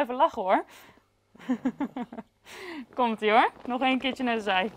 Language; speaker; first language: Dutch; native; Dutch